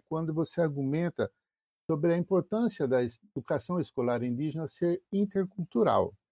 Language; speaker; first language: Portuguese; native; Portuguese